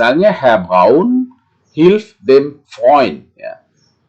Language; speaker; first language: German; non-native, fluent; Indonesian